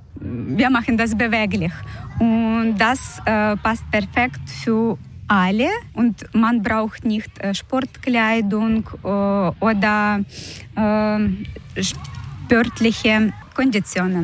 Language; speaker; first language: German; non-native, fluent; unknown